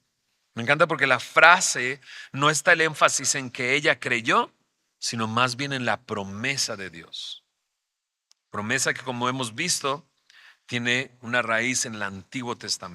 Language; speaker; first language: Spanish; native; Spanish